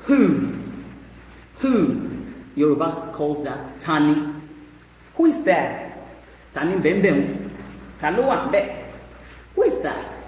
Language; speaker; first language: English; non-native, local second language; Yoruba